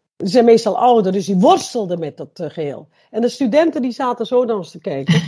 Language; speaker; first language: Dutch; native; Dutch